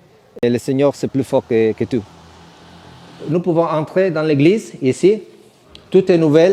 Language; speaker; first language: French; non-native, fluent; Italian